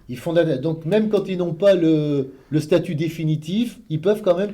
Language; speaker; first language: French; native; French